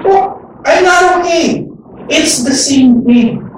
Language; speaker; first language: English; non-native, local second language; Filipino